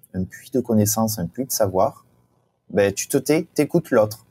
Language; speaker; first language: French; native; French